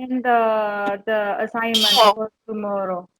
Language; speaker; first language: English; non-native, fluent; Indonesian